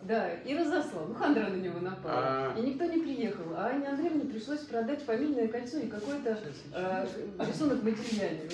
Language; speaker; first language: Russian; native; Russian